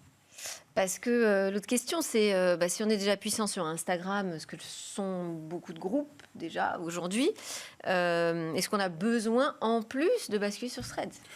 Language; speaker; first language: French; native; French